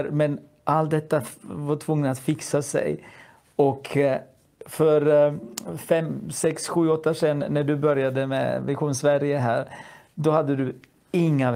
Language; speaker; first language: Swedish; non-native, fluent; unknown